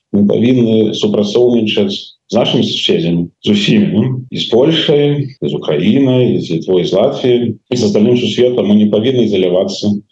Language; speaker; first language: Belarusian; non-native, local second language; Russian